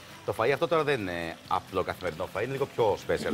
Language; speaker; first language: Greek; native; Greek